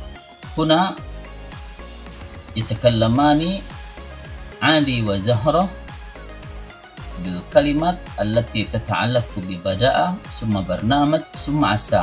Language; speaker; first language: Arabic; non-native, fluent; Indonesian